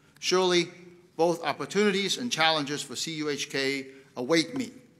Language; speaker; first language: English; non-native, local second language; Cantonese